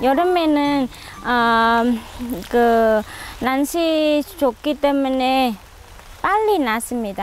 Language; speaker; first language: Korean; non-native, learner; Vietnamese